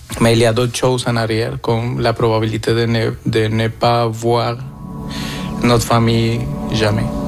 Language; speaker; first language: French; non-native, fluent; Spanish